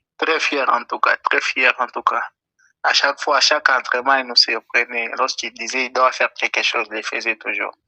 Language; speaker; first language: French; non-native, local second language; Swahili